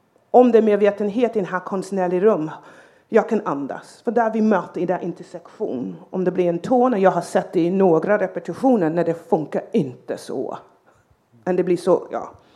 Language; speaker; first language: Swedish; non-native, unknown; English